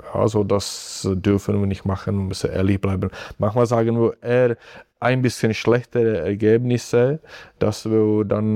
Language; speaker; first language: German; non-native, fluent; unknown